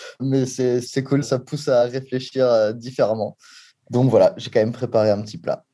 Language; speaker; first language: French; early bilingual, heritage; English